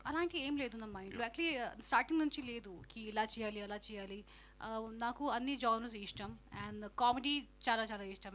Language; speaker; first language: Telugu; non-native, fluent; Hindi